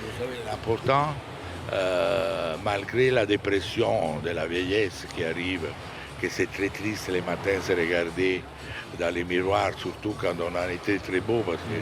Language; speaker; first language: French; non-native, fluent; Italian